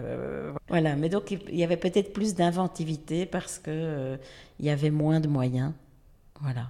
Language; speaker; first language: French; native; French